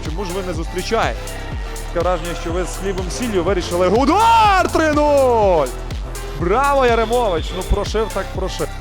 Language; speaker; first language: Ukrainian; native; Ukrainian